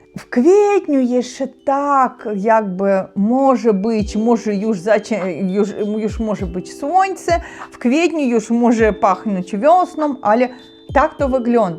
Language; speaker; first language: Polish; non-native, learner; Russian